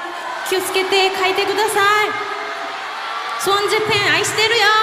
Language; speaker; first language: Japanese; non-native, learner; Korean